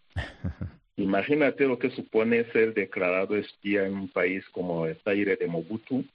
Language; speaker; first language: Spanish; non-native, fluent; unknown